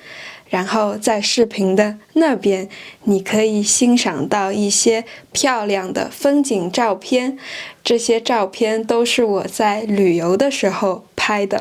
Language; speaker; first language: Chinese; non-native, fluent; French